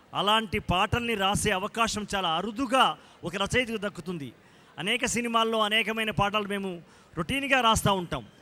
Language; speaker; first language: Telugu; native; Telugu